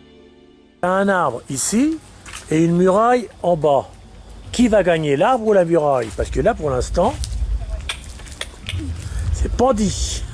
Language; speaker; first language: French; native; French